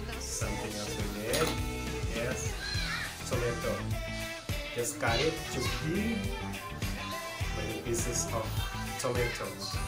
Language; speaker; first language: English; non-native, learner; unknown